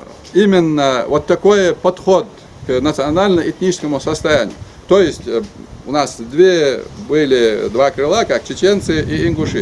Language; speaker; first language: Russian; non-native, local second language; Ingush